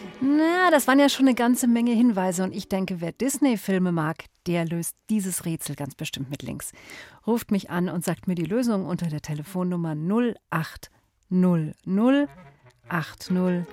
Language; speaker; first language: German; native; German